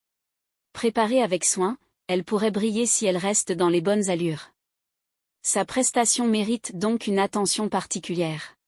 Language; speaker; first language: French; native; French